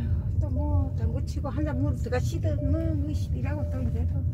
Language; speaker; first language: Korean; native; Korean